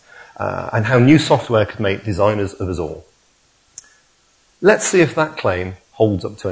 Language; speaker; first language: English; native; English